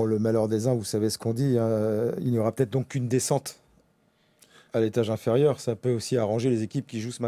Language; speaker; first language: French; native; French